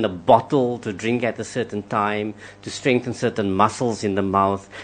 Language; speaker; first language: English; non-native, local second language; Afrikaans